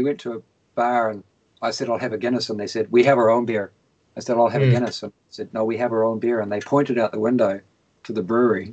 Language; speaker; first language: English; native; English